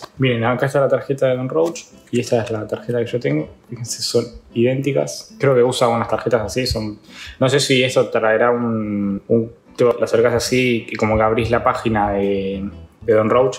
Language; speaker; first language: Spanish; native; Spanish